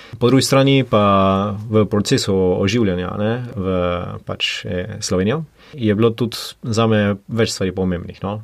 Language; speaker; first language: Slovenian; early bilingual, heritage; Slovenian